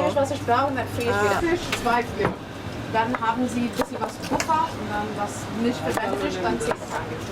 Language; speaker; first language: German; non-native, fluent; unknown